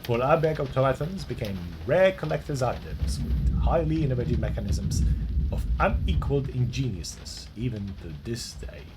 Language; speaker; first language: English; non-native, fluent; Slovak